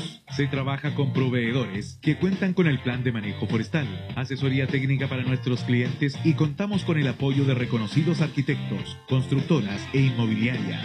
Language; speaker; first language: Spanish; native; Spanish